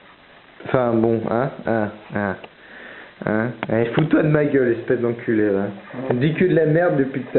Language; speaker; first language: French; native; French